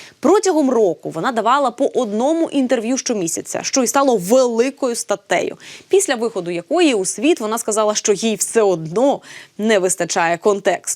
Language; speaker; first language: Ukrainian; native; Ukrainian